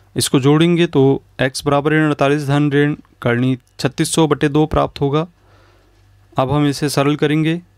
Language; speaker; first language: Hindi; native; Hindi